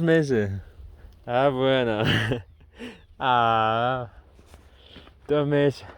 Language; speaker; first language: Spanish; non-native, learner; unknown